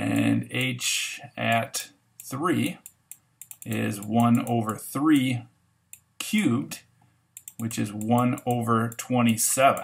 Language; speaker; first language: English; native; English